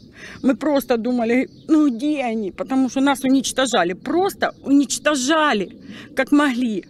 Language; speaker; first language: Russian; native; Russian